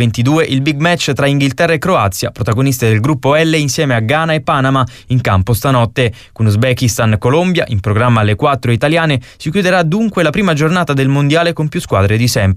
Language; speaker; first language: Italian; native; Italian